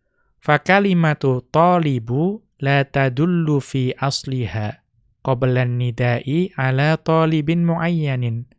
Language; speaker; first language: Arabic; non-native, fluent; Indonesian